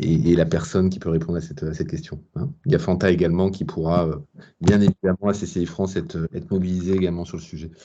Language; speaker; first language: French; native; French